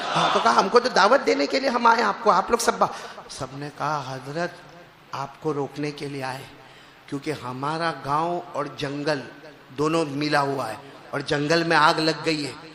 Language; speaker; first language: Urdu; native; Urdu